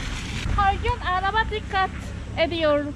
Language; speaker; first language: Turkish; non-native, learner; Nepali